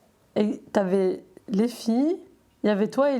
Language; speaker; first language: French; native; French